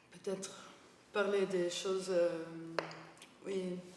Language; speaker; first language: French; non-native, fluent; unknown